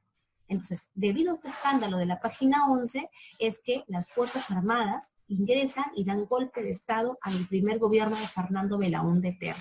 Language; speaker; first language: Spanish; native; Spanish